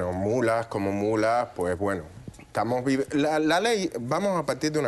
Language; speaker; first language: Spanish; native; Spanish